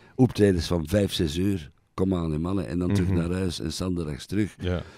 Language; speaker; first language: Dutch; native; Dutch